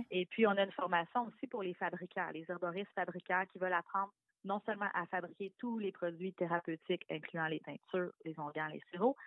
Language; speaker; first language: French; native; French